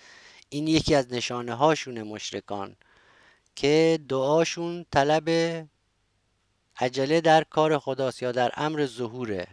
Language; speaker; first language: Persian; native; Persian